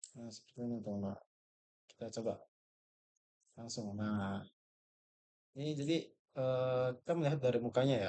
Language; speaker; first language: Indonesian; native; Indonesian